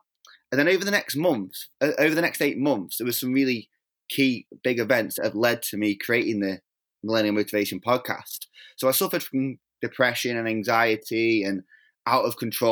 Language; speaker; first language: English; native; English